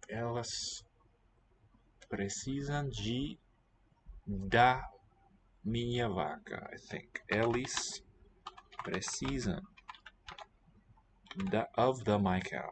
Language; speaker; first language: Portuguese; non-native, learner; English